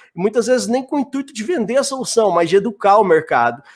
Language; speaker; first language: Portuguese; native; Portuguese